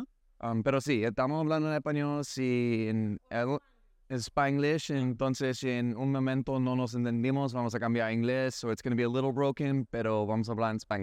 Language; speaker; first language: Spanish; non-native, learner; English